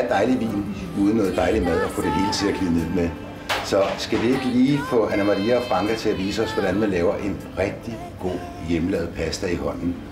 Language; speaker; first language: Danish; native; Danish